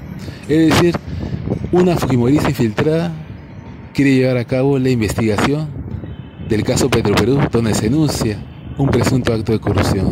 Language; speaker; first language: Spanish; native; Spanish